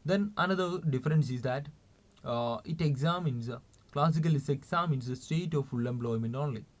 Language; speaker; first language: English; non-native, local second language; Malayalam